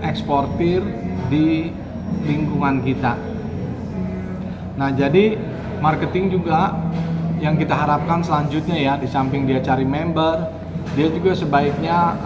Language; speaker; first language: Indonesian; native; Indonesian